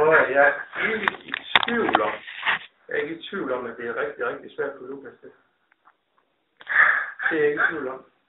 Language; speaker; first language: Danish; native; Danish